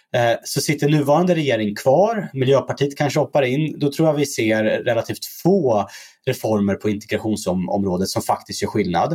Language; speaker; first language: Swedish; early bilingual, other home language; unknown